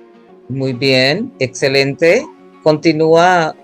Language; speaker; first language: Spanish; non-native, fluent; English